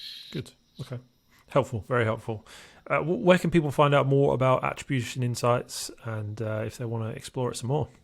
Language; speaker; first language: English; native; English